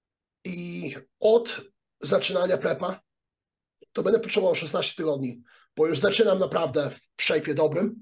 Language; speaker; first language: Polish; early bilingual, heritage; Polish